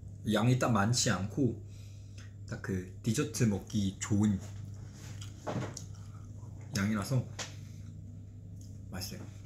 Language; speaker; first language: Korean; non-native, fluent; Chinese